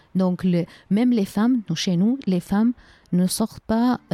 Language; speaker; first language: French; non-native, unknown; Arabic